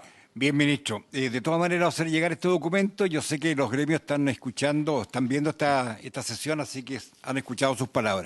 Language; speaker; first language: Spanish; native; Spanish